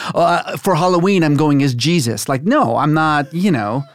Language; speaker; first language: English; early bilingual, other home language; Persian